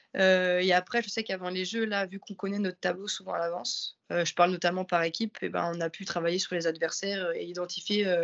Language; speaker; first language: French; native; French